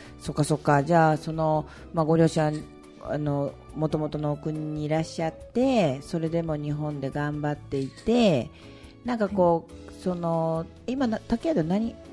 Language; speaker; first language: Japanese; native; Japanese